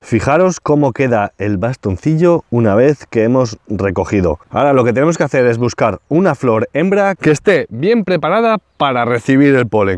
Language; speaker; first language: Spanish; native; Spanish